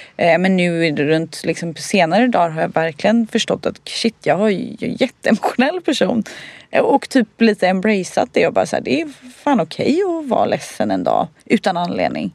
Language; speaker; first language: Swedish; early bilingual, other home language; Bosnian